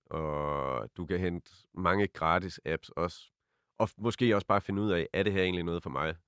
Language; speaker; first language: Danish; native; Danish